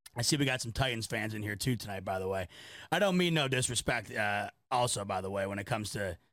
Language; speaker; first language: English; native; English